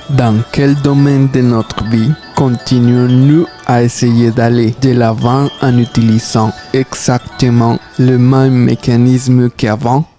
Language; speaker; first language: French; non-native, fluent; Spanish